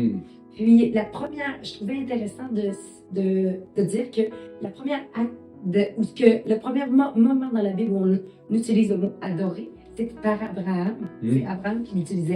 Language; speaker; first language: French; native; French